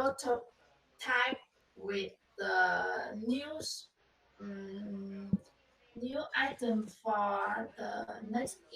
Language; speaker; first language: English; non-native, learner; Vietnamese